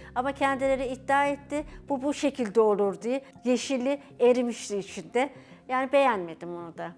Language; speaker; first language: Turkish; native; Turkish